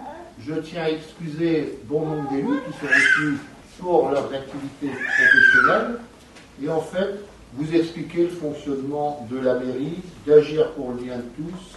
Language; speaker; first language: French; native; French